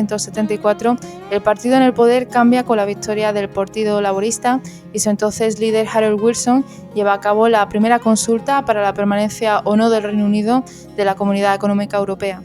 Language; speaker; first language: Spanish; native; Spanish